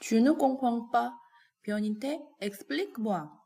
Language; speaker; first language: French; non-native, learner; Korean